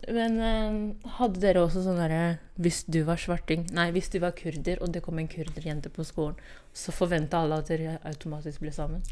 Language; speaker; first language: Norwegian; early bilingual, other home language; Kurdish